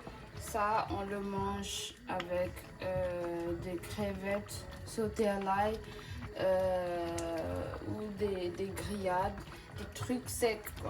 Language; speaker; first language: French; non-native, local second language; Malagasy